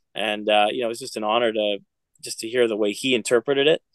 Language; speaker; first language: English; native; English